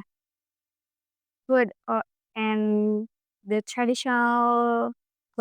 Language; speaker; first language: English; non-native, learner; Indonesian